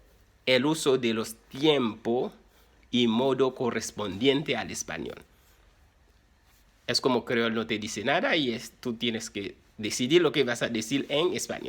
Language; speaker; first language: Spanish; non-native, fluent; Haitian Creole